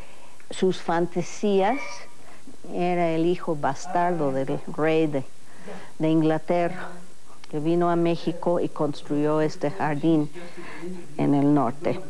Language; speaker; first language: Spanish; non-native, fluent; English